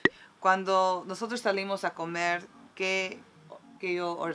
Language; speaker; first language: Spanish; early bilingual, heritage; Spanish